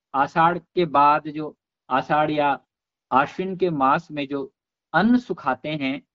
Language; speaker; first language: Hindi; non-native, local second language; Garhwali